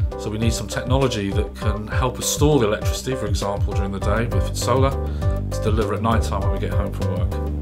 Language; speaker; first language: English; native; English